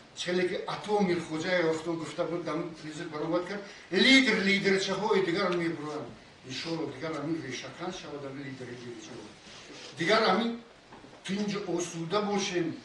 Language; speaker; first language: Tajik; non-native, local second language; Shughni